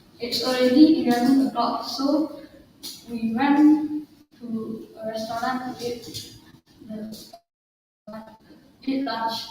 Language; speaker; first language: English; non-native, learner; Indonesian